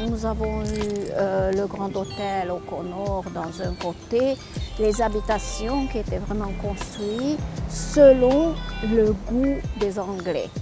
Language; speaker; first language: French; non-native, fluent; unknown